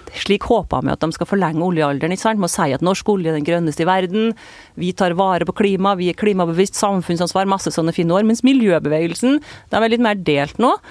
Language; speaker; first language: Norwegian; native; Norwegian